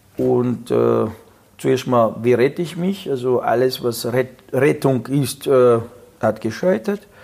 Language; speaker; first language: German; non-native, fluent; Russian